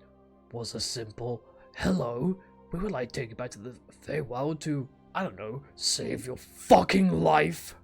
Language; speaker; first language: English; native; English